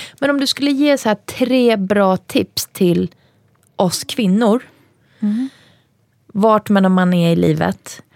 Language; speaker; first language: Swedish; early bilingual, other home language; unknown